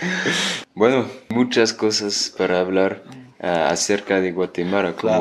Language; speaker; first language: Spanish; non-native, fluent; French